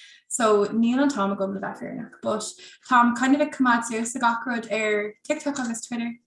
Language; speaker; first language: Irish; non-native, local second language; English